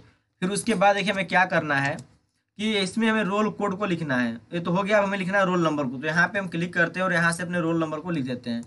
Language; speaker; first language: Hindi; native; Hindi